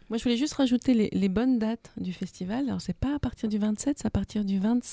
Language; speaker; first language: French; native; French